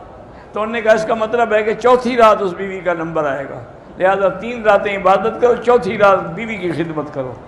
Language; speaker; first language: Urdu; native; Urdu